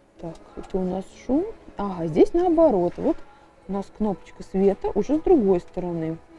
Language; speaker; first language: Russian; native; Russian